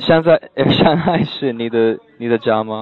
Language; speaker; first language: Chinese; non-native, learner; English